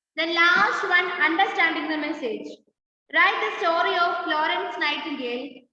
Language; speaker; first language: English; non-native, local second language; Malayalam